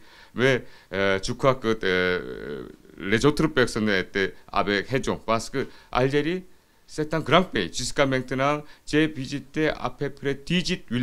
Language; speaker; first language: French; non-native, fluent; Korean